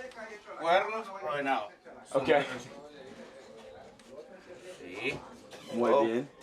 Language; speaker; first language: Spanish; non-native, learner; English